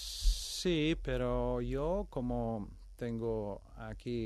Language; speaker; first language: Spanish; non-native, fluent; Ukrainian